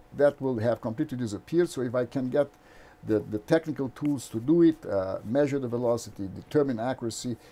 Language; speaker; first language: English; non-native, fluent; Portuguese